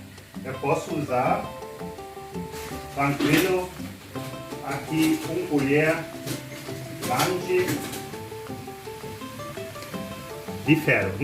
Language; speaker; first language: Portuguese; non-native, learner; German